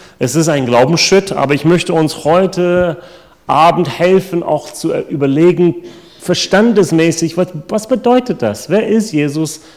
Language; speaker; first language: German; non-native, fluent; English